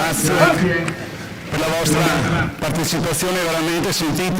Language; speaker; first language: Italian; native; Italian